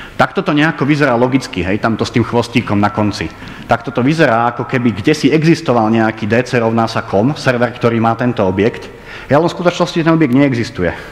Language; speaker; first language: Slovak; native; Slovak